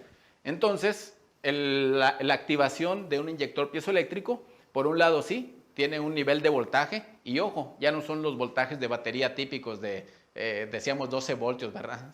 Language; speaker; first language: Spanish; native; Spanish